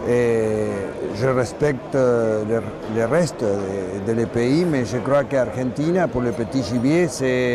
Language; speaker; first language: French; non-native, learner; Spanish